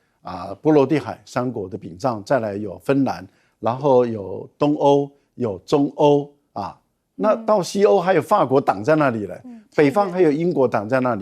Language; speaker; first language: Chinese; native; Chinese